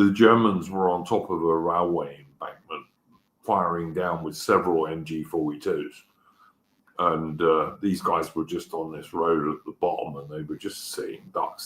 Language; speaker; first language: English; native; English